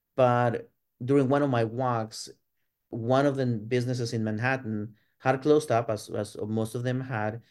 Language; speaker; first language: English; non-native, fluent; Spanish